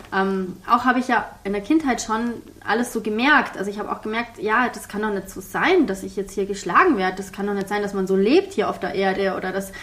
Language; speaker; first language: German; early bilingual, heritage; German